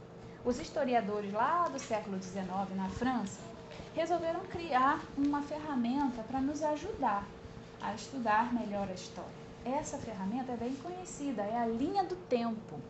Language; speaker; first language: Portuguese; native; Portuguese